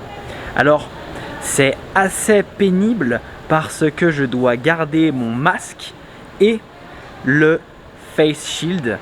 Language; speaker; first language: French; native; French